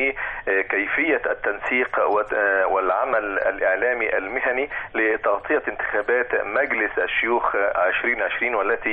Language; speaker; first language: Arabic; native; Arabic